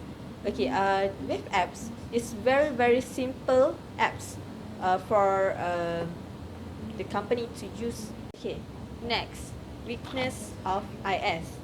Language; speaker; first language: English; non-native, learner; Malay